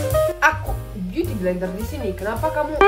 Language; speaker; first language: Indonesian; non-native, learner; Russian